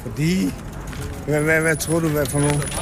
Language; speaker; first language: Danish; non-native, learner; Serbian